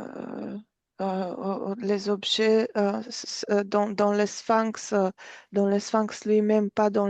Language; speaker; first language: French; non-native, fluent; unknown